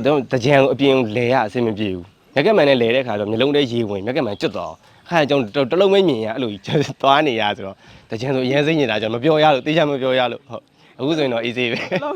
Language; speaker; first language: Burmese; native; Burmese